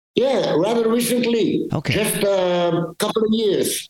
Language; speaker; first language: English; early bilingual, other home language; French